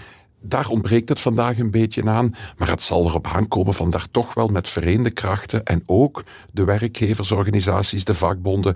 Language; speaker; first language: Dutch; native; Dutch